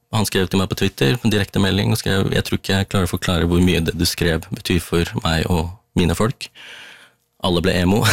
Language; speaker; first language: Norwegian; early bilingual, other home language; Tamil